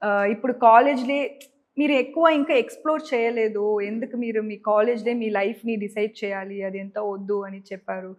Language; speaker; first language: Telugu; non-native, local second language; Tamil